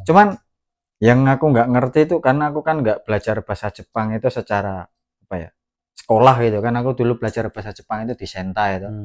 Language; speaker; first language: Indonesian; native; Indonesian